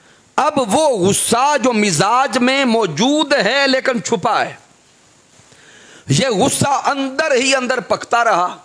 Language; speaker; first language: Urdu; native; Urdu